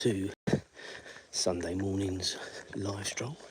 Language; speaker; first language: English; native; English